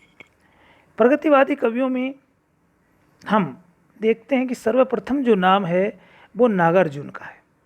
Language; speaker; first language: Hindi; native; Hindi